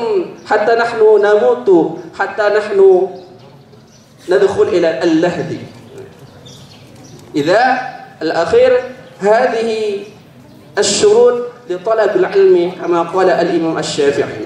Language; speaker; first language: Arabic; non-native, learner; Indonesian